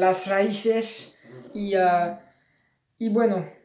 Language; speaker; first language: Spanish; non-native, learner; French